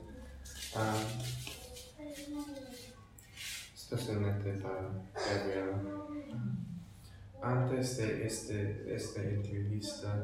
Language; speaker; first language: Spanish; non-native, learner; English